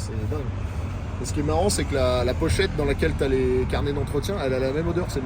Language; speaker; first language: French; native; French